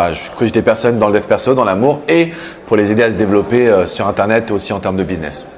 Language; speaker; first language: French; native; French